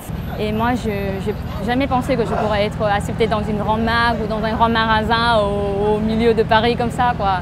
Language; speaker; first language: French; non-native, fluent; Vietnamese